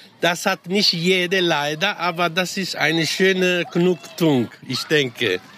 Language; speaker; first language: German; non-native, learner; Italian